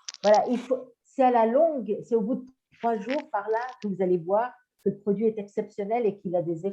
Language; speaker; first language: French; native; French